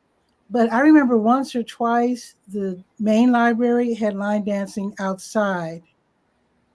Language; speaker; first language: English; native; English